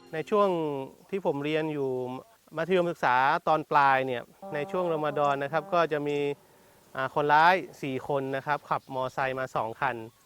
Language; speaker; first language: Thai; non-native, local second language; Malay